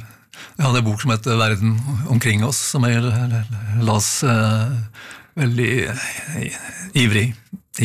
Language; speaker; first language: Norwegian; native; Norwegian